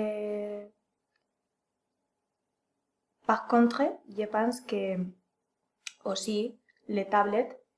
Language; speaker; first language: French; non-native, learner; Spanish